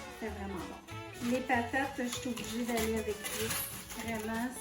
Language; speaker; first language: French; native; French